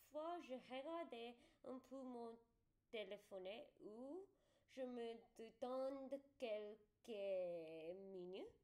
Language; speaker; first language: French; non-native, learner; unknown